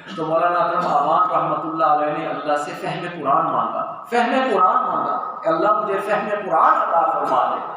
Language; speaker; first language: Urdu; non-native, local second language; Punjabi